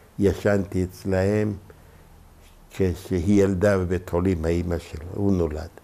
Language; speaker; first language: Hebrew; non-native, local second language; Ladino